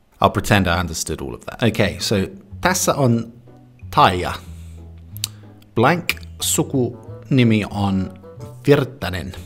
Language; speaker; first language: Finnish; non-native, learner; English